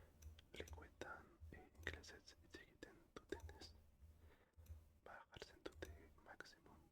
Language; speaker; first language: Basque; non-native, learner; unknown